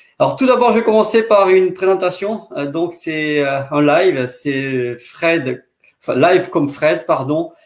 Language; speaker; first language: French; native; French